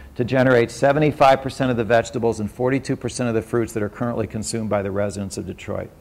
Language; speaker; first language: English; native; English